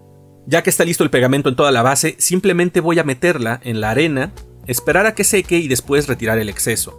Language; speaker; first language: Spanish; native; Spanish